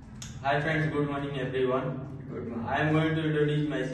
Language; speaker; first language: English; non-native, learner; Hindi